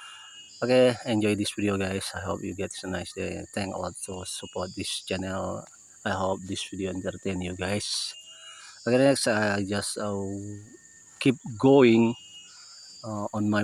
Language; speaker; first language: English; non-native, learner; Indonesian